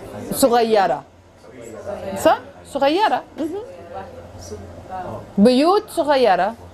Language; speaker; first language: Arabic; non-native, fluent; English